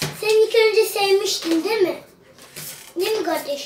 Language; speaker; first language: Turkish; early bilingual, heritage; Turkish